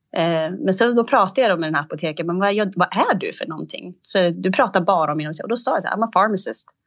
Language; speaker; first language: Swedish; early bilingual, other home language; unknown